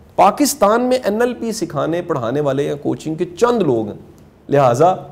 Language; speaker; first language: Urdu; non-native, local second language; Punjabi